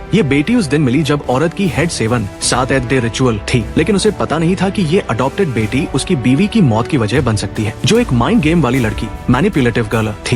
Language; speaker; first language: Hindi; native; Hindi